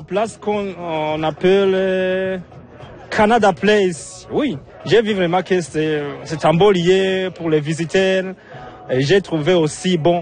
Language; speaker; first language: French; non-native, local second language; Rundi